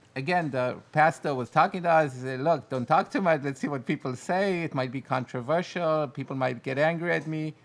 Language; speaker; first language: English; non-native, fluent; Hebrew